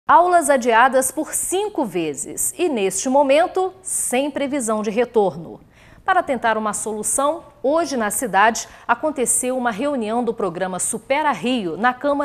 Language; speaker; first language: Portuguese; native; Portuguese